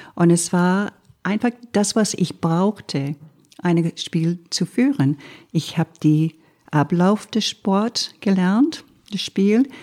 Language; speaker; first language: German; non-native, fluent; English